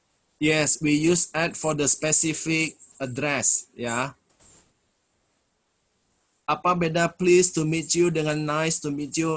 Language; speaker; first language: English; non-native, fluent; Indonesian